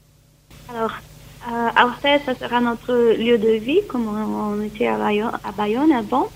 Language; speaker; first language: French; non-native, fluent; Portuguese